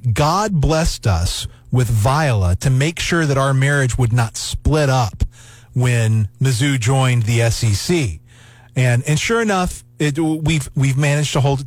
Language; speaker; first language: English; native; English